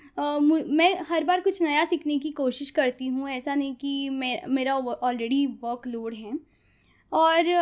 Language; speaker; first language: Hindi; non-native, local second language; Konkani